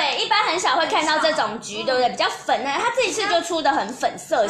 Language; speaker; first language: Chinese; native; Chinese